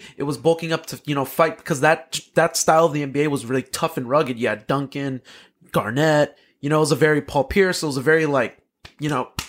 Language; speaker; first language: English; early bilingual, other home language; Filipino